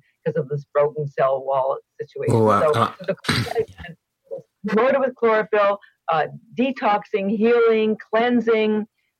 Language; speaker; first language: English; native; English